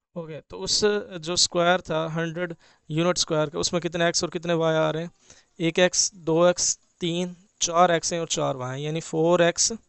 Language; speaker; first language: Urdu; native; Urdu